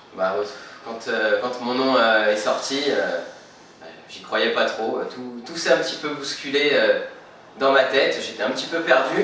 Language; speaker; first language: French; native; French